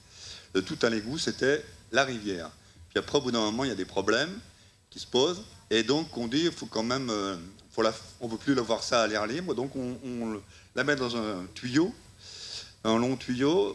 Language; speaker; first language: French; native; French